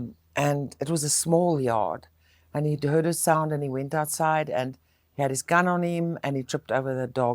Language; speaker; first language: English; non-native, local second language; Afrikaans